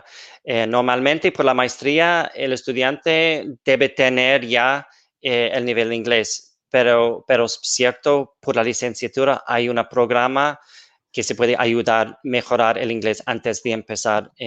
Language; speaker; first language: Spanish; non-native, fluent; English